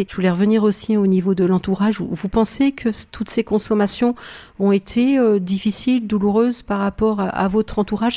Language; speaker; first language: French; native; French